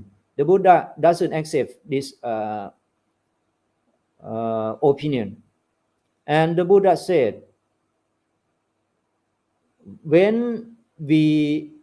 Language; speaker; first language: English; non-native, fluent; Thai